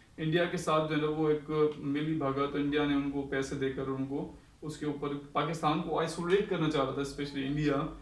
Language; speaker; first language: Urdu; non-native, local second language; Sindhi